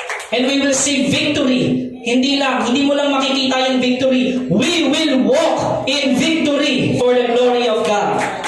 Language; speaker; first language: English; non-native, local second language; Filipino